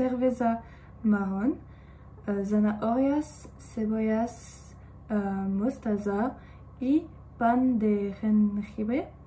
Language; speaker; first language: Spanish; non-native, learner; French